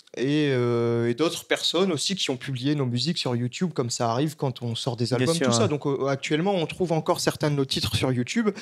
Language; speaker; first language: French; native; French